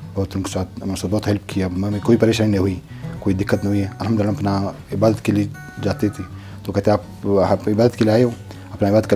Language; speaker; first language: Hindi; non-native, local second language; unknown